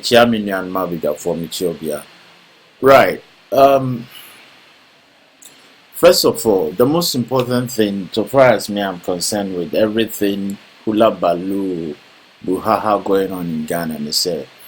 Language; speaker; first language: English; non-native, local second language; Akan